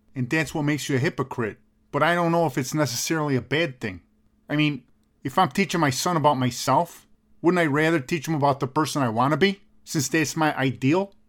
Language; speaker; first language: English; native; English